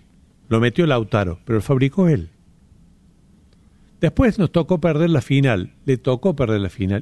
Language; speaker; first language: Spanish; native; Spanish